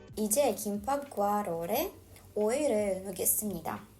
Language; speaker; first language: Korean; non-native, fluent; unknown